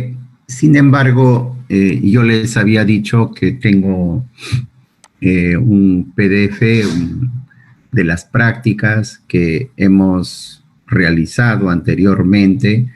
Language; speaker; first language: Spanish; native; Spanish